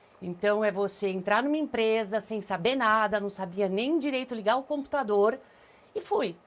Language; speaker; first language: Portuguese; native; Portuguese